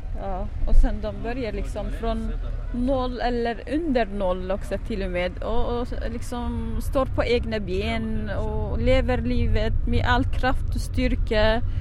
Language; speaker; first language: Swedish; non-native, fluent; Arabic